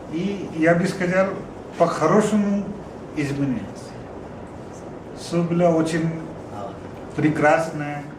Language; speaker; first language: Russian; non-native, learner; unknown